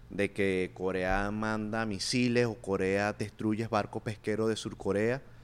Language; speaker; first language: Spanish; native; Spanish